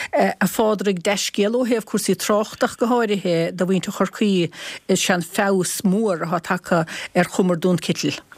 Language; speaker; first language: Irish; native; Irish